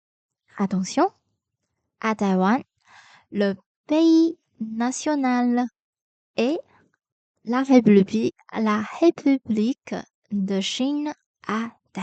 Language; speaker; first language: French; non-native, fluent; Chinese